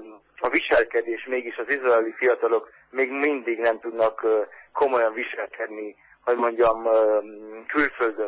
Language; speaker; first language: Hungarian; early bilingual, heritage; Hungarian